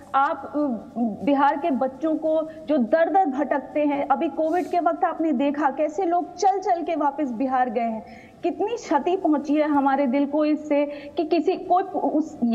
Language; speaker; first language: Hindi; native; Hindi